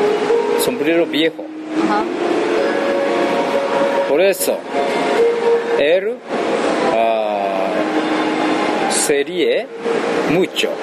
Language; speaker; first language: Spanish; non-native, learner; Japanese